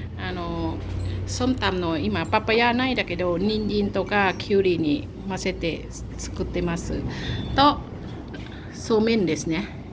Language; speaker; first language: Japanese; non-native, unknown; Thai